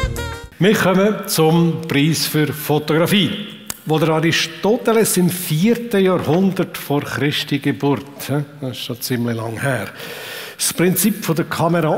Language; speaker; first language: German; native; German